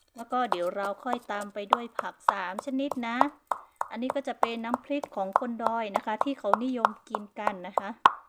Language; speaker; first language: Thai; non-native, local second language; Karen languages